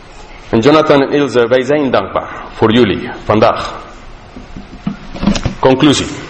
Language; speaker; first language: Dutch; non-native, fluent; English